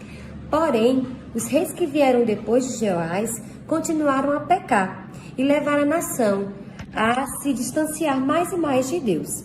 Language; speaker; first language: Portuguese; native; Portuguese